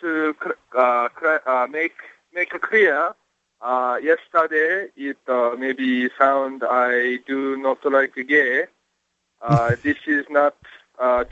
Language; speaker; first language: English; non-native, learner; Japanese